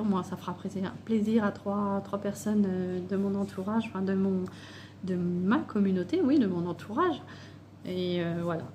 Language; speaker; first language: French; native; French